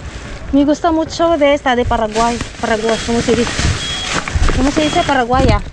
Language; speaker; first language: Spanish; non-native, learner; Filipino